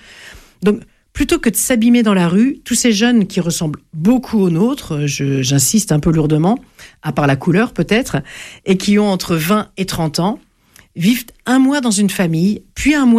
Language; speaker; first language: French; native; French